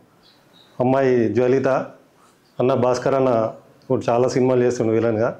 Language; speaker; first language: Telugu; native; Telugu